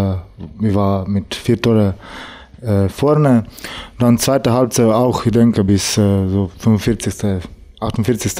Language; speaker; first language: German; non-native, learner; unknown